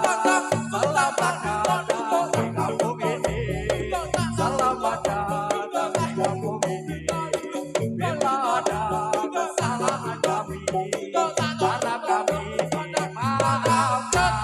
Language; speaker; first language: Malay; non-native, local second language; Javanese